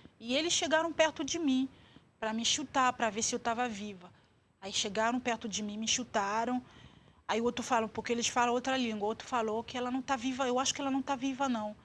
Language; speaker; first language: Portuguese; non-native, fluent; Swahili